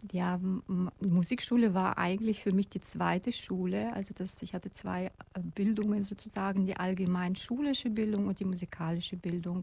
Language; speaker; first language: German; non-native, fluent; Russian